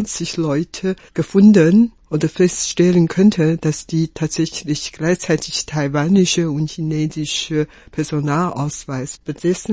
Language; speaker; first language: German; non-native, fluent; Chinese